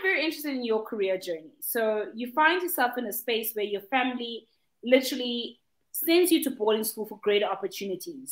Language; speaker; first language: English; non-native, local second language; Zulu